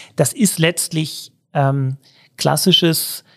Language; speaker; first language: German; native; German